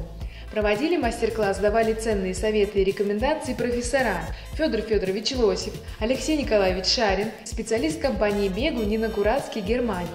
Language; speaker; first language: Russian; native; Russian